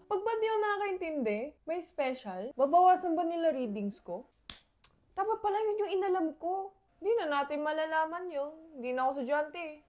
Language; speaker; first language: Filipino; early bilingual, other home language; Korean